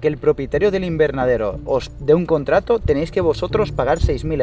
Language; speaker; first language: Spanish; native; Spanish